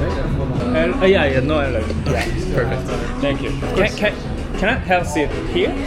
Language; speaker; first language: English; non-native, learner; Korean